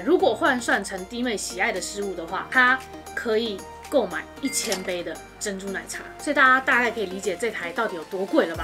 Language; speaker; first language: Chinese; native; Chinese